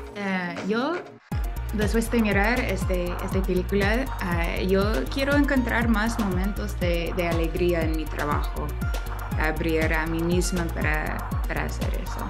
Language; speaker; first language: Spanish; non-native, fluent; English